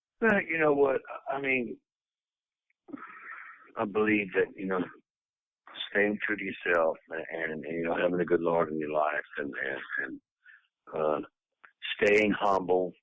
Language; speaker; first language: English; native; English